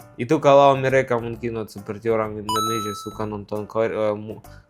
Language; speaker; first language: Indonesian; non-native, learner; Russian